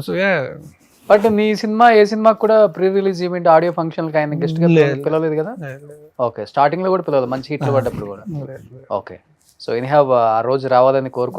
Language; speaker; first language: Telugu; native; Telugu